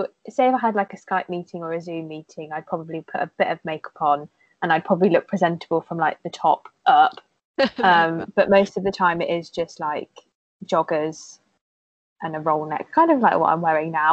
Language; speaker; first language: English; native; English